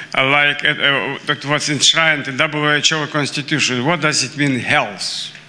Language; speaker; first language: English; non-native, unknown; Lithuanian